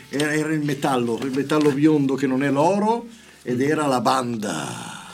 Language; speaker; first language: Italian; native; Italian